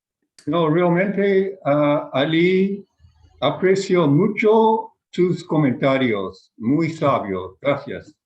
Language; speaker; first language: Spanish; non-native, fluent; Japanese